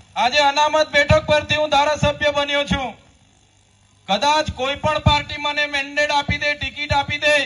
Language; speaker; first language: Gujarati; non-native, local second language; Vasavi